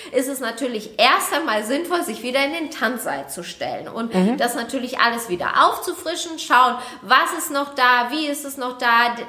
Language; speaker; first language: German; native; German